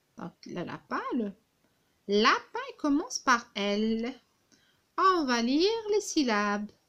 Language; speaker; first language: French; non-native, local second language; Arabic